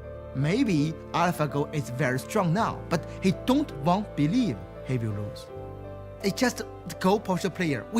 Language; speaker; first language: English; non-native, learner; Chinese